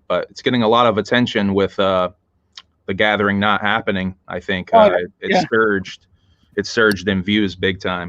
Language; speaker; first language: English; native; English